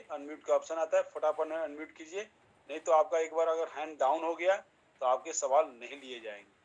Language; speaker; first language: Hindi; native; Hindi